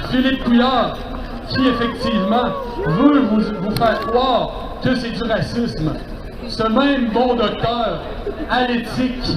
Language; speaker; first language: French; native; French